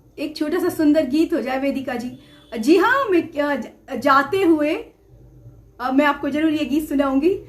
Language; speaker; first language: Hindi; native; Hindi